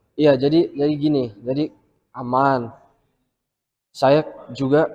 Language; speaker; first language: Indonesian; early bilingual, heritage; English